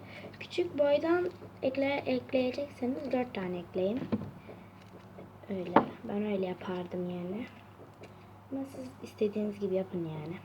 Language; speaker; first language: Turkish; native; Turkish